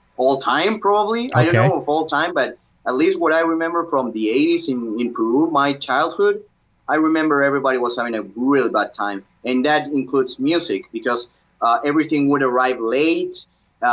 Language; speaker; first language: English; non-native, fluent; Spanish